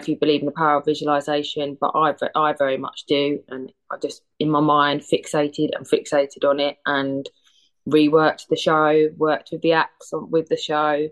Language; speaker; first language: English; native; English